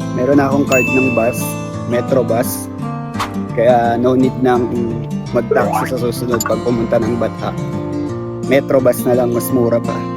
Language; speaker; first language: Filipino; native; Filipino